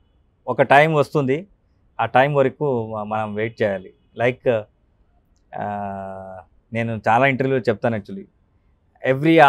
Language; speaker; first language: Telugu; non-native, local second language; Kannada